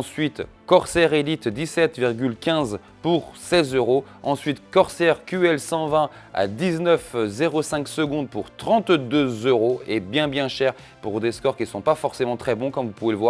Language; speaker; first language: French; native; French